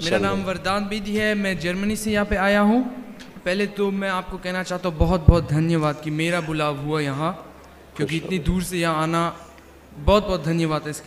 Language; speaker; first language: Hindi; early bilingual, heritage; Hindi